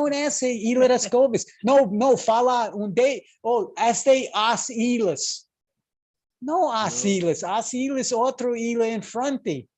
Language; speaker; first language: Portuguese; non-native, learner; English